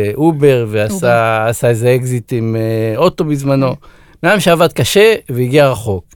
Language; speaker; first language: Hebrew; native; Hebrew